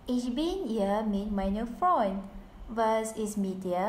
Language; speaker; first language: German; non-native, learner; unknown